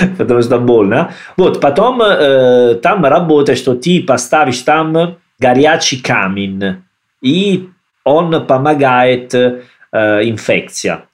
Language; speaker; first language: Russian; non-native, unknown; Italian